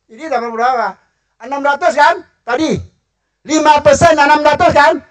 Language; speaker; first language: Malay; non-native, local second language; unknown